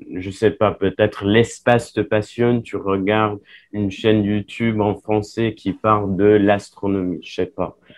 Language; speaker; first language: French; non-native, fluent; English